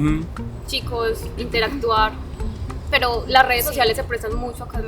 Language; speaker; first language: Spanish; native; Spanish